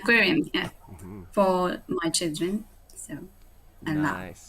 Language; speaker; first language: English; non-native, learner; Japanese